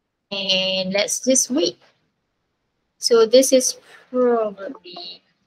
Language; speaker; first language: English; non-native, local second language; Malay